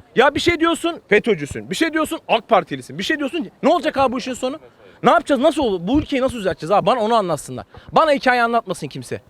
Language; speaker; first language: Turkish; native; Turkish